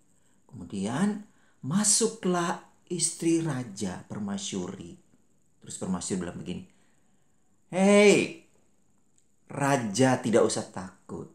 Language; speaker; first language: Malay; native; Malay